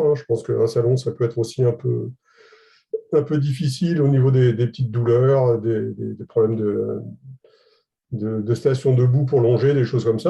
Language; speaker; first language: French; native; French